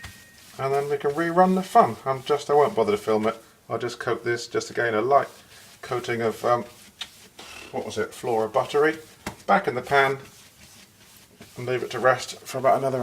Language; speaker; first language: English; native; English